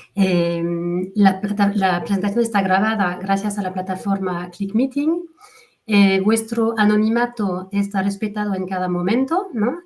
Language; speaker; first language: Spanish; non-native, fluent; French